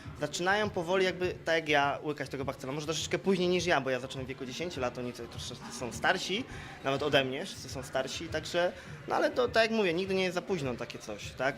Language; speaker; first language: Polish; native; Polish